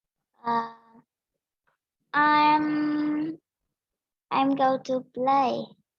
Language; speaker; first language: English; non-native, learner; Vietnamese